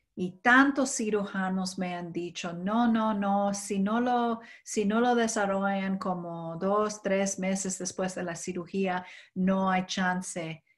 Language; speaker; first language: Spanish; non-native, fluent; English